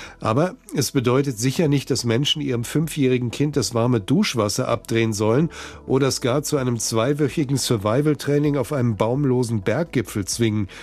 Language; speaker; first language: German; native; German